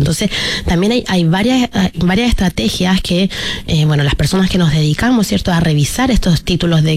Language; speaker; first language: Spanish; native; Spanish